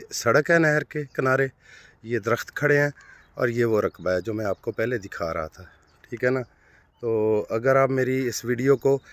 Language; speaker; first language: Urdu; non-native, local second language; Punjabi